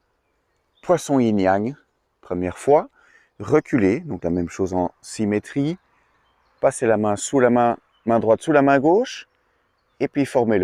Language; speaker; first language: French; native; French